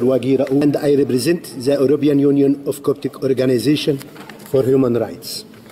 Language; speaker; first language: English; non-native, fluent; Arabic